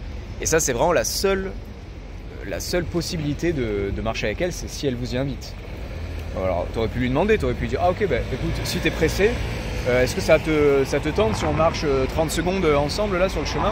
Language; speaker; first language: French; native; French